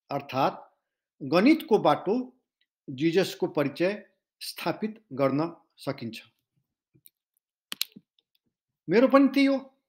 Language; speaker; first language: Nepali; non-native, local second language; Maithili